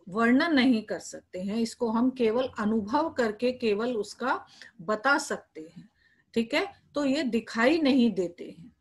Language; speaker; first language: Hindi; native; Hindi